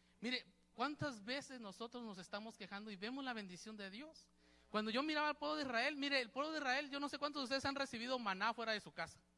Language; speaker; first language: Spanish; native; Spanish